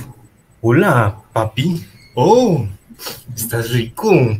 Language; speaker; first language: Spanish; native; Spanish